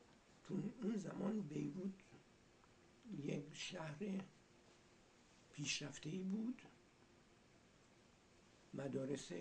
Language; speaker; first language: Persian; early bilingual, heritage; Persian